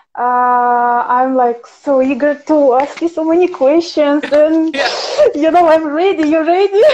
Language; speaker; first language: English; non-native, fluent; Ukrainian